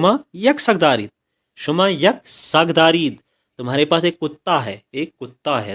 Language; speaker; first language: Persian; non-native, fluent; Urdu